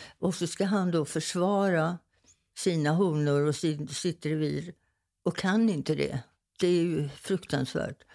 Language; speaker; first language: Swedish; native; Swedish